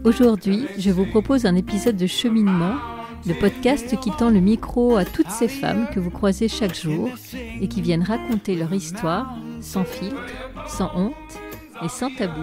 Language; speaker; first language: French; native; French